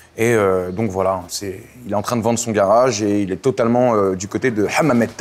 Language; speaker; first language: French; native; French